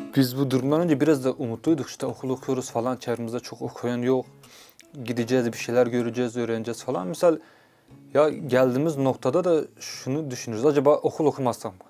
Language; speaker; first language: Turkish; non-native, local second language; Kurdish